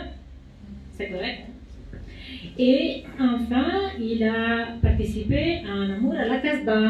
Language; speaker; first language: French; non-native, fluent; Italian